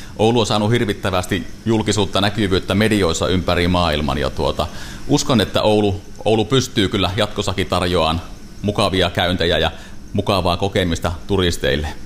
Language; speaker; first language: Finnish; native; Finnish